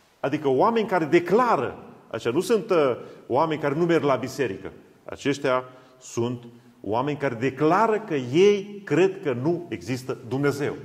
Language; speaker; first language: Romanian; non-native, local second language; Hungarian